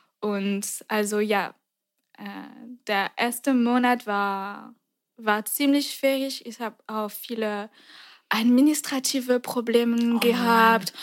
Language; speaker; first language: German; non-native, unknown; French